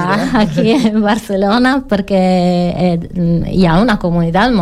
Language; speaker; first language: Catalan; non-native, learner; Italian